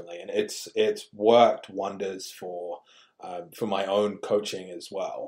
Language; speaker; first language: English; native; English